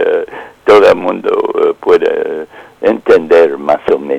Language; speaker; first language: Spanish; non-native, fluent; English